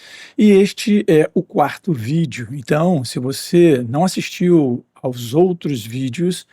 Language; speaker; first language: Portuguese; native; Portuguese